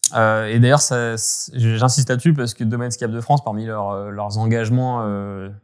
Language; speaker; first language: French; native; French